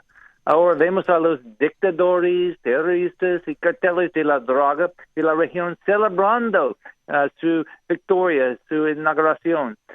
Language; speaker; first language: Spanish; non-native, learner; English